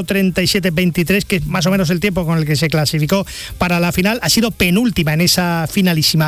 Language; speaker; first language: Spanish; native; Spanish